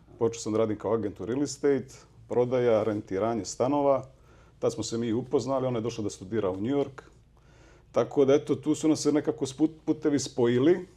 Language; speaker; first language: Serbian; native; Serbian